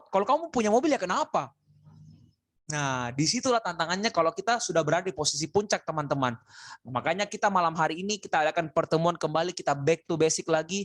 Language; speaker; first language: Indonesian; native; Indonesian